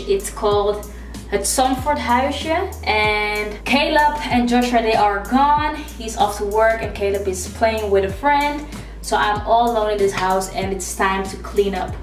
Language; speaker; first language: English; non-native, fluent; Dutch